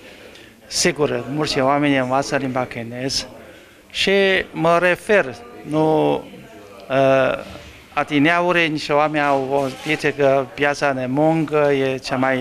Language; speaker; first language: Romanian; non-native, learner; Chinese